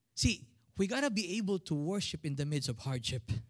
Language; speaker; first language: English; non-native, local second language; Filipino